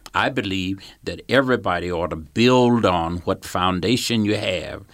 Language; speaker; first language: English; native; English